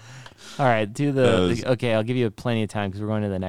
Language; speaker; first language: English; native; English